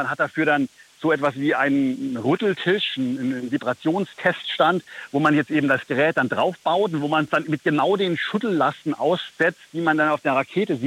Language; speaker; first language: German; native; German